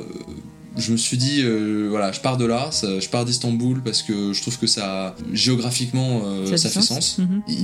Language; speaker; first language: French; native; French